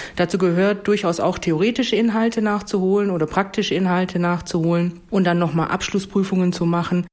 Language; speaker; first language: German; native; German